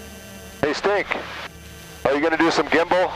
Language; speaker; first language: English; native; English